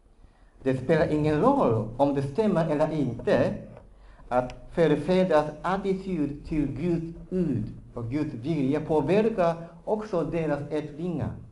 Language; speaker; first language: Swedish; non-native, fluent; Japanese